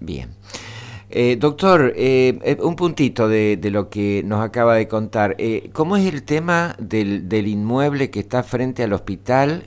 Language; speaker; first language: Spanish; native; Spanish